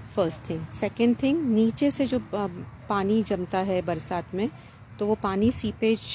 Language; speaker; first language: Hindi; non-native, local second language; Marathi